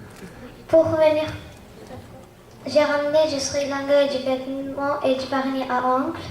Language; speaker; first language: French; non-native, learner; Tamil